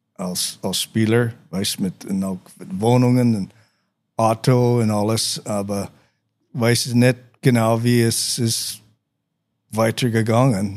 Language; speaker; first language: German; non-native, learner; English